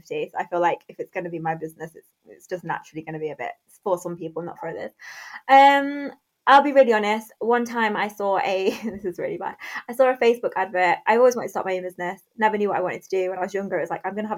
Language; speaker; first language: English; native; English